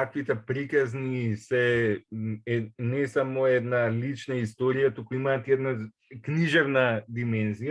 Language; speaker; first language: Macedonian; native; Macedonian